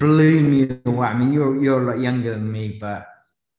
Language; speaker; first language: English; native; English